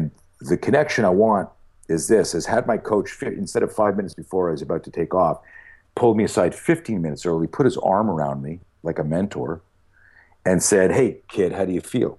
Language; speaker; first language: English; native; English